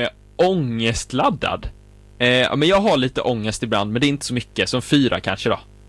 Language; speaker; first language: Swedish; native; Swedish